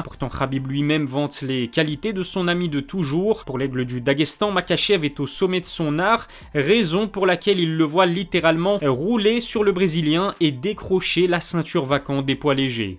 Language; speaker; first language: French; native; French